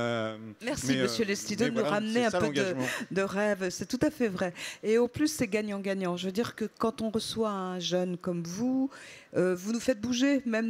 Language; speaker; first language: French; native; French